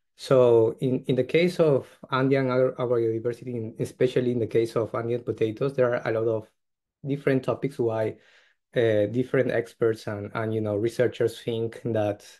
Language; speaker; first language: English; non-native, fluent; Spanish